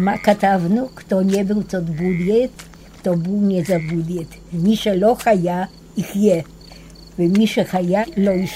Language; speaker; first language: Hebrew; non-native, fluent; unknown